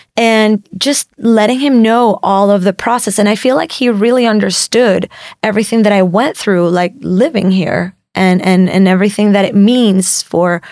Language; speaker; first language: English; non-native, fluent; Spanish